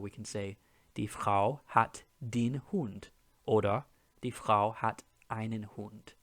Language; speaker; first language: German; non-native, fluent; English